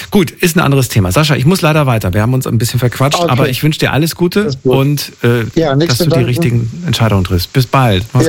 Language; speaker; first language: German; native; German